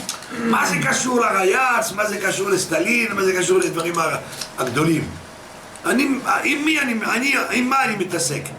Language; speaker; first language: Hebrew; non-native, fluent; French